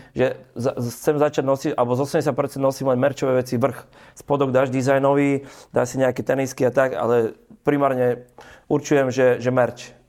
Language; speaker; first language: Slovak; native; Slovak